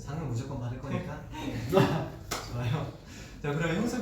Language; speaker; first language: Korean; native; Korean